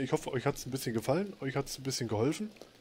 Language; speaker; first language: German; native; German